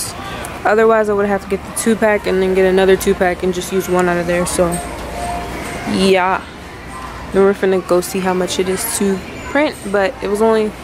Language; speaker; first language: English; native; English